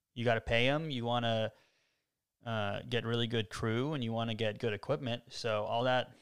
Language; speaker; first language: English; native; English